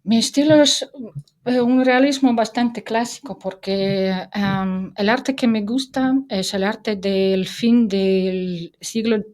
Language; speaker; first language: Spanish; non-native, fluent; Russian